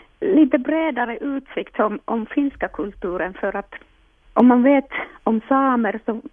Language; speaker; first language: Swedish; non-native, local second language; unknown